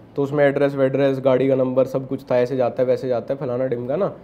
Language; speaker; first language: Hindi; native; Hindi